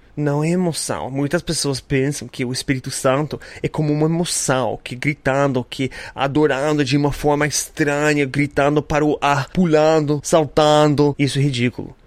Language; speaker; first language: Portuguese; non-native, learner; English